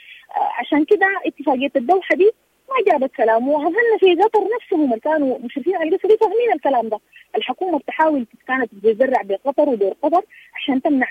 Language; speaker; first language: Arabic; native; Arabic